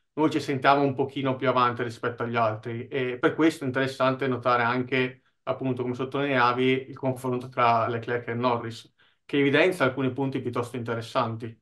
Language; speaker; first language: Italian; native; Italian